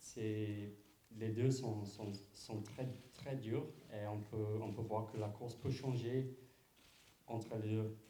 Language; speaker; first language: French; non-native, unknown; English